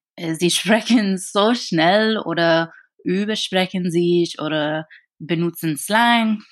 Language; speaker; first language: German; non-native, learner; English